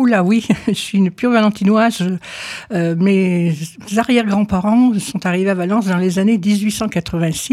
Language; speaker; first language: French; native; French